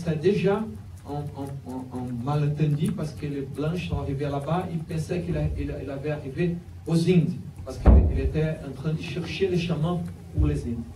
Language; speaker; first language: French; non-native, learner; Portuguese